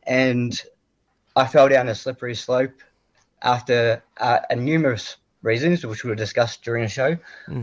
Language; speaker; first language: English; native; English